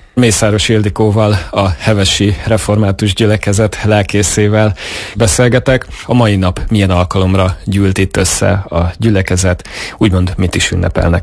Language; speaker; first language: Hungarian; native; Hungarian